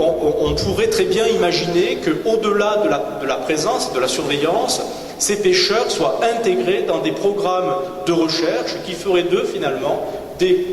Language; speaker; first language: French; native; French